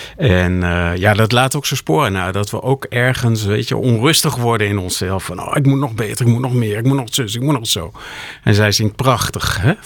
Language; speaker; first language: Dutch; native; Dutch